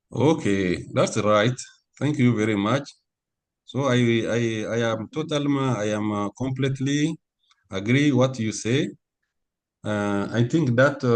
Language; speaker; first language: English; non-native, learner; French